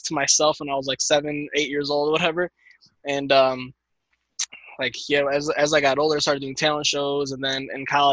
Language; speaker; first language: English; native; English